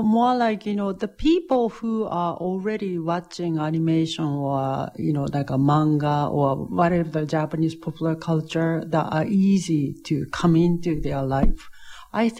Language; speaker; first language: English; non-native, fluent; Japanese